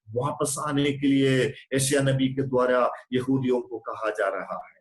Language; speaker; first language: Hindi; non-native, local second language; Malayalam